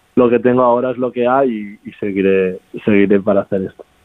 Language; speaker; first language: Spanish; native; Spanish